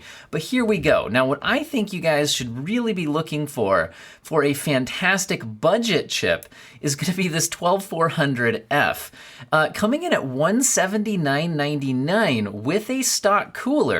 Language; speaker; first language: English; native; English